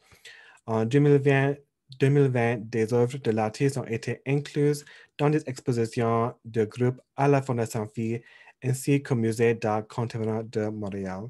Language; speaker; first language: French; non-native, local second language; English